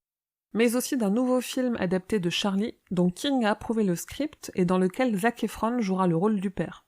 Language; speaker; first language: French; native; French